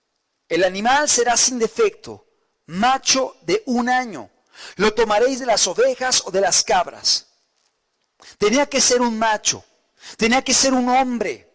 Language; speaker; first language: Spanish; native; Spanish